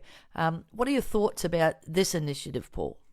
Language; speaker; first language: English; native; English